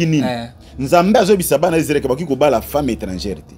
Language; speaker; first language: French; non-native, local second language; Lingala